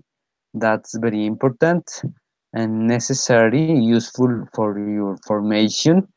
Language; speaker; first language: English; non-native, fluent; Spanish